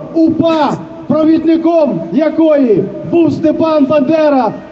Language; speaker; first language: Ukrainian; native; Ukrainian